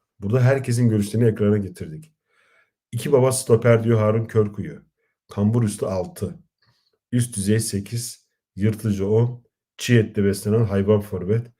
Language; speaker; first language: Turkish; native; Turkish